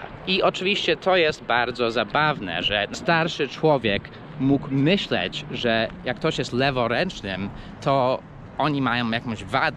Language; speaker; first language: Polish; early bilingual, heritage; Polish